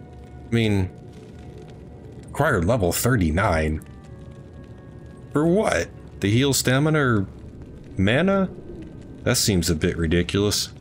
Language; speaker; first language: English; native; English